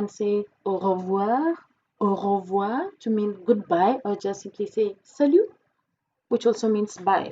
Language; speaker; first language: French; non-native, fluent; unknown